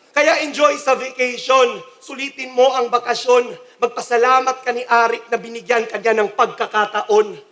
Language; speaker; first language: Filipino; non-native, local second language; Cebuano